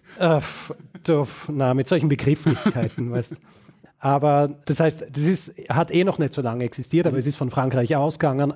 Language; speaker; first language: German; native; German